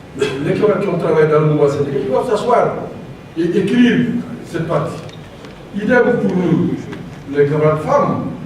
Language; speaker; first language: French; non-native, local second language; Wolof